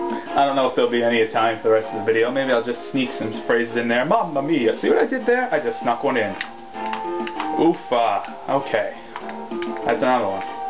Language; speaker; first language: English; native; English